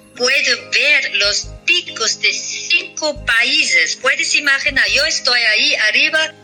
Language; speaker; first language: Spanish; non-native, fluent; German